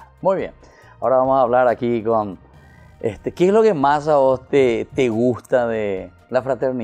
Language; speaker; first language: Portuguese; non-native, learner; Spanish